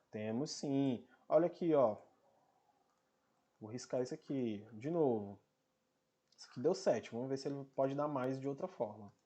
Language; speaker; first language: Portuguese; native; Portuguese